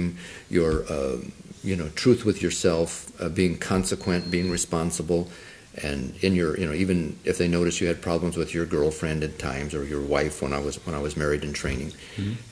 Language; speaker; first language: English; non-native, local second language; Spanish